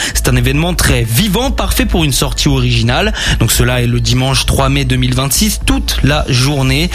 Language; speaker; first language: French; native; French